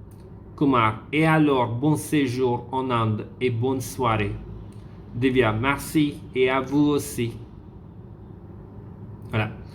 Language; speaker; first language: French; non-native, fluent; Tamil